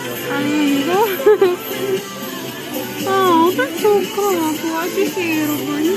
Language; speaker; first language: Korean; non-native, learner; Arabic